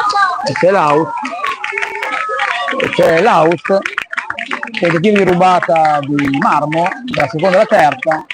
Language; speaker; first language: Italian; native; Italian